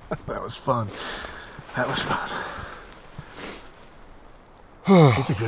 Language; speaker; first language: English; native; English